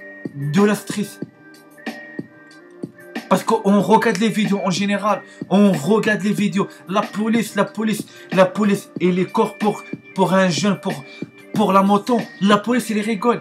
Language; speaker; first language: French; non-native, learner; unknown